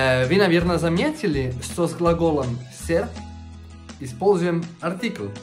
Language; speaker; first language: Russian; non-native, fluent; Catalan